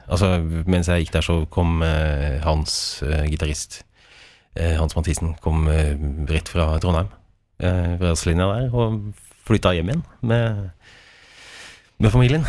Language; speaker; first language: Norwegian; native; Norwegian